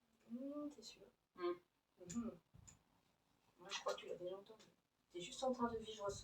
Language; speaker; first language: French; native; French